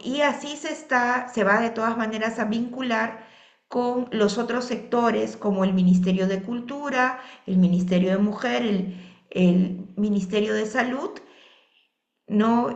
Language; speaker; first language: Spanish; native; Spanish